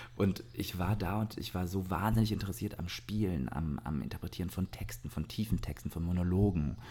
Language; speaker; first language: German; early bilingual, other home language; Russian